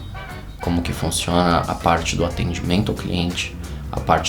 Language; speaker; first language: Portuguese; native; Portuguese